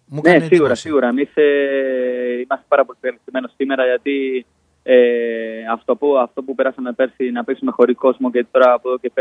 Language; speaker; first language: Greek; non-native, fluent; Spanish